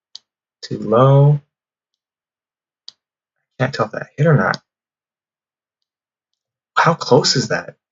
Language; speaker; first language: English; native; English